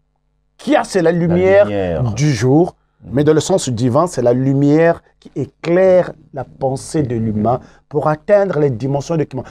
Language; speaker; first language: French; non-native, local second language; Kongo